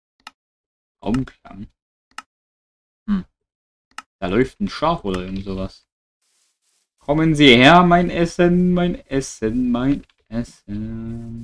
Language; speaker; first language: German; native; German